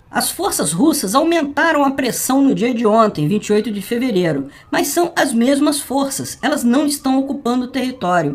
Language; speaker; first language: Portuguese; native; Portuguese